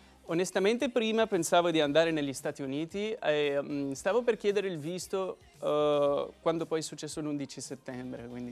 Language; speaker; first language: Italian; non-native, fluent; Arabic